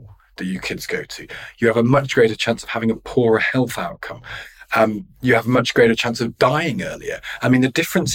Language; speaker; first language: English; native; English